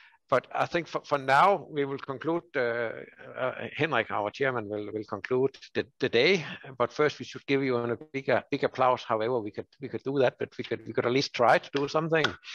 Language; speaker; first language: English; non-native, fluent; Danish